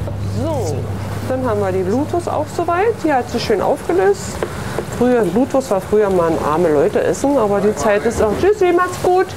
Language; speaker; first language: German; native; German